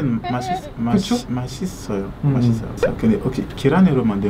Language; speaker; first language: Korean; non-native, learner; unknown